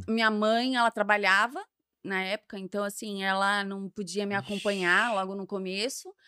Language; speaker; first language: Portuguese; native; Portuguese